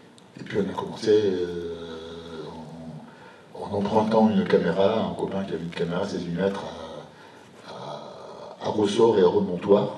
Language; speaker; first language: French; native; French